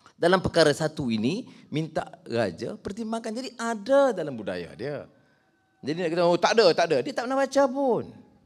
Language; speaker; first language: Malay; native; Malay